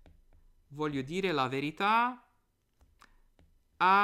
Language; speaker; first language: Italian; non-native, fluent; English